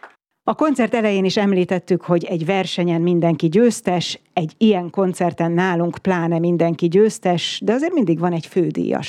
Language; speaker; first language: Hungarian; native; Hungarian